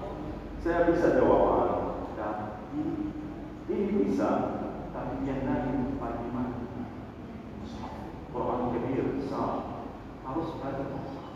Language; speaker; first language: Indonesian; non-native, learner; Arabic